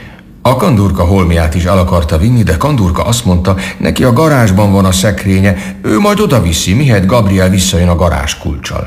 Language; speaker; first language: Hungarian; native; Hungarian